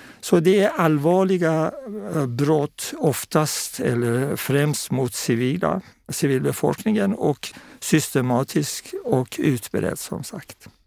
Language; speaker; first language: Swedish; non-native, fluent; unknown